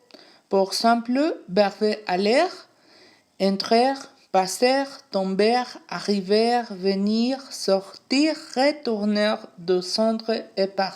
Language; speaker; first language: French; non-native, fluent; Spanish